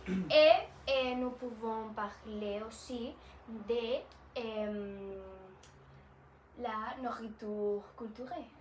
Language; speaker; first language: French; non-native, learner; Spanish